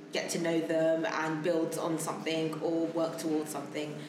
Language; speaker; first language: English; native; English